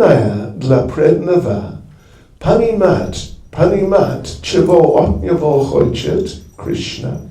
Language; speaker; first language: Russian; non-native, learner; English